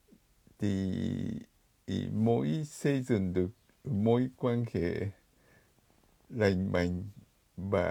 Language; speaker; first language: Vietnamese; non-native, fluent; Japanese